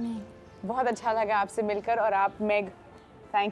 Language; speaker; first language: Hindi; native; Hindi